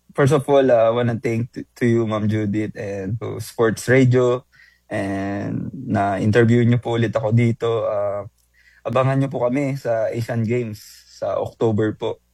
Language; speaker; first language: Filipino; native; Filipino